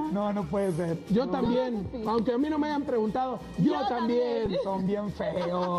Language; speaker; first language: Spanish; native; Spanish